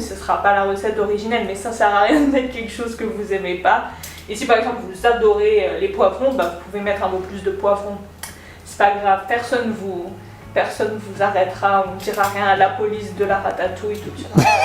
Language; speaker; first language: French; native; French